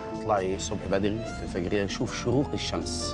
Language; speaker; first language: Arabic; native; Arabic